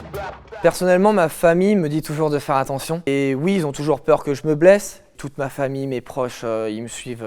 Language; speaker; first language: French; native; French